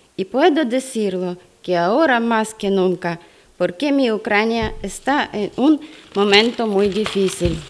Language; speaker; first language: Spanish; non-native, fluent; Ukrainian